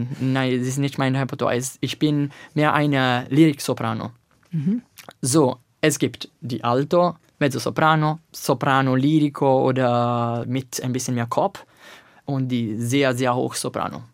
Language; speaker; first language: German; non-native, learner; Italian